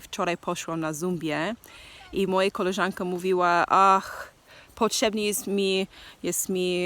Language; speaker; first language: Polish; non-native, learner; English